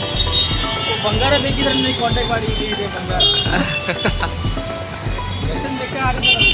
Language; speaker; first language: Kannada; early bilingual, heritage; Kannada